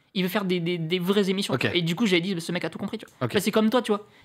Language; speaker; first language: French; native; French